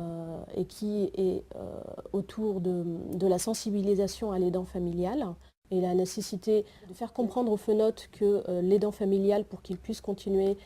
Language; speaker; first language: French; native; French